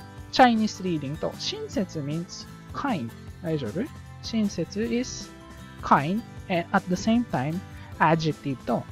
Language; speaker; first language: English; non-native, local second language; Filipino